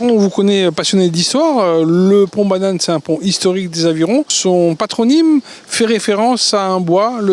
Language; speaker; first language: French; native; French